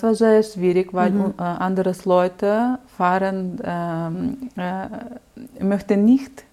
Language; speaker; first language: German; non-native, learner; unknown